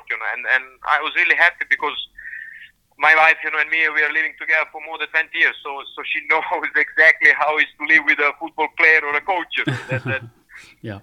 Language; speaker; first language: English; non-native, fluent; Serbian